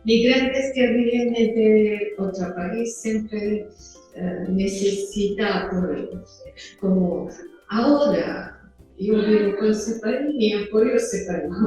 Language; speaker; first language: Spanish; non-native, learner; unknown